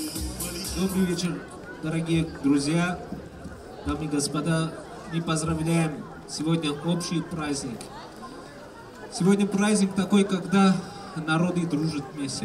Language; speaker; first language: Russian; non-native, fluent; Armenian